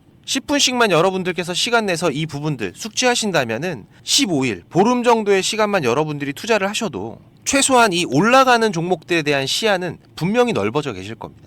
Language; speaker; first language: Korean; native; Korean